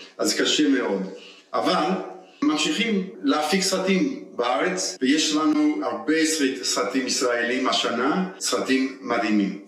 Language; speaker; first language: Hebrew; early bilingual, heritage; Hebrew